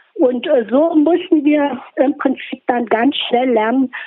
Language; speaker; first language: German; native; German